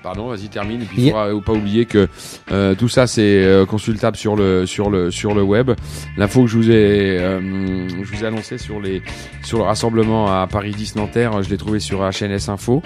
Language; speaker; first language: French; native; French